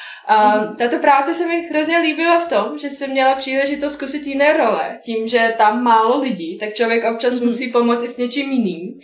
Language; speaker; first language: Czech; non-native, fluent; Bosnian